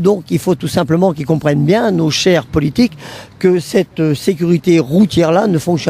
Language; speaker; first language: French; native; French